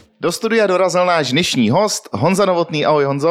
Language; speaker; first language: Czech; native; Czech